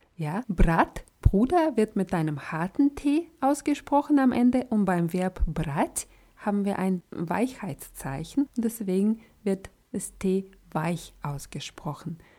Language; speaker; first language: German; non-native, fluent; Russian